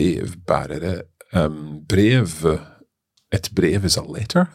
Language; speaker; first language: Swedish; non-native, learner; English